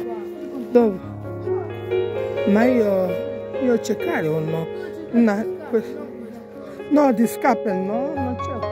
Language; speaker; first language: Italian; non-native, learner; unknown